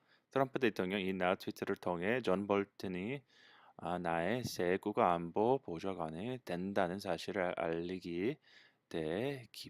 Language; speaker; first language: Korean; non-native, fluent; English